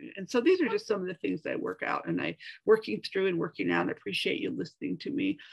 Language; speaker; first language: English; native; English